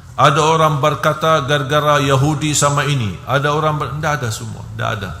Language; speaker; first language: Indonesian; non-native, fluent; Arabic